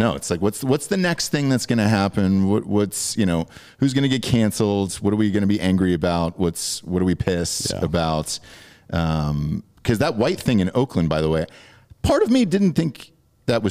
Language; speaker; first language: English; native; English